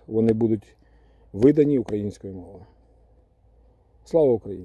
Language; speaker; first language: Ukrainian; non-native, local second language; Russian